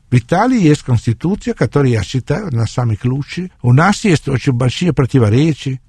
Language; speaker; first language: Russian; non-native, fluent; Italian